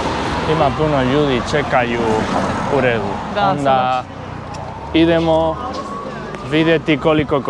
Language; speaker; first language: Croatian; non-native, learner; Spanish